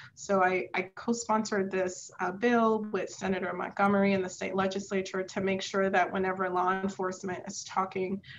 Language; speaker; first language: English; native; English